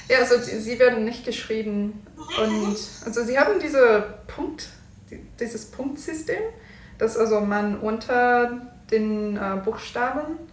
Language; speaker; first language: German; non-native, learner; English